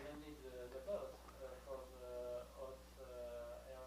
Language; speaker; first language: English; non-native, learner; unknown